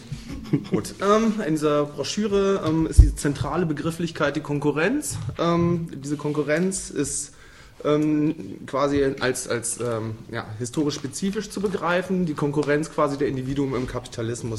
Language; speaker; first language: German; native; German